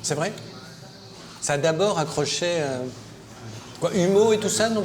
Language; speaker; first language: French; native; French